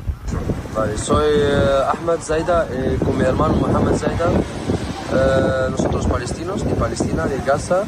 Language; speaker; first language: Spanish; non-native, learner; Arabic